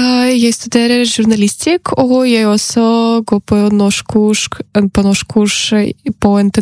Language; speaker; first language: Norwegian; non-native, learner; Ukrainian